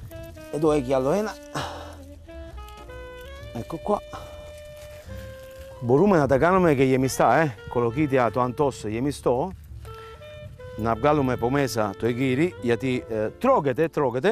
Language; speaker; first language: Greek; non-native, learner; Italian